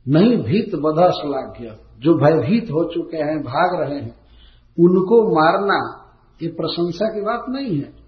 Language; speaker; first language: Hindi; native; Hindi